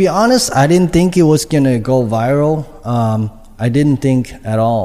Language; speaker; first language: English; non-native, fluent; Chinese